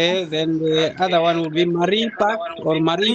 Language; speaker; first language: English; non-native, fluent; Nyanja